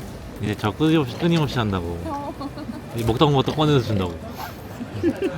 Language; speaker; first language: Korean; native; Korean